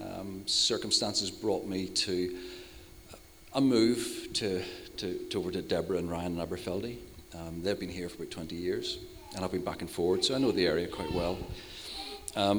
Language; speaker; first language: English; native; English